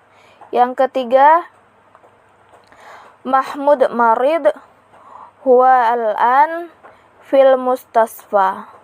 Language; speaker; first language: Arabic; non-native, learner; Indonesian